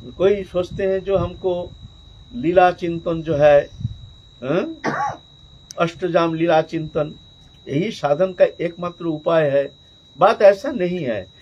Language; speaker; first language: Hindi; non-native, local second language; Bangla